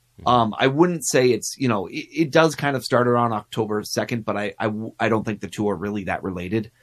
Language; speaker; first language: English; native; English